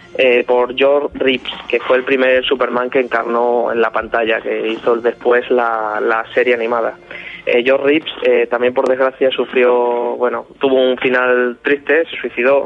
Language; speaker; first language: Spanish; native; Spanish